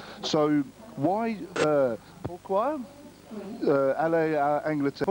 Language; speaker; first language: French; non-native, learner; English